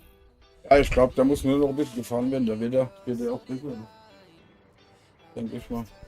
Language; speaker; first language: German; native; German